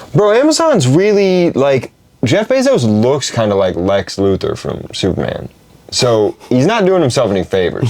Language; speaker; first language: English; native; English